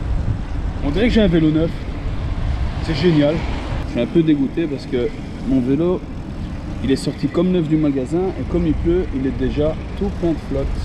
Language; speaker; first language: French; native; French